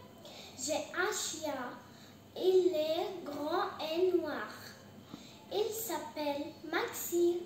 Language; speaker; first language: French; non-native, learner; Arabic